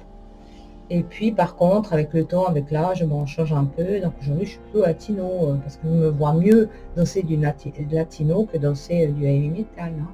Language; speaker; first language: French; native; French